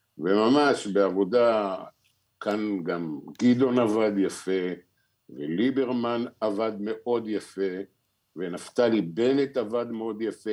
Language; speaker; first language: Hebrew; native; Hebrew